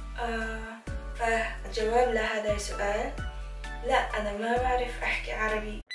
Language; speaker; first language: Arabic; non-native, learner; Korean